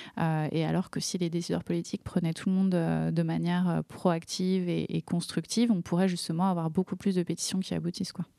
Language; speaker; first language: French; native; French